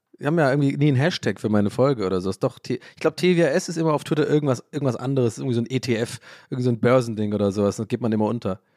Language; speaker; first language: German; early bilingual, other home language; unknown